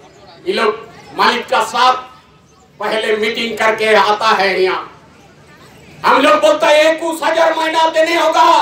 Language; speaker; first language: Hindi; non-native, local second language; Bangla